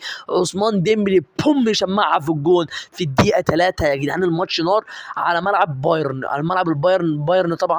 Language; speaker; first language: Arabic; native; Arabic